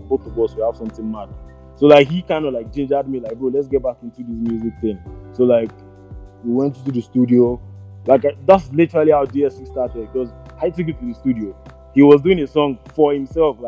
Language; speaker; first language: English; non-native, local second language; Yoruba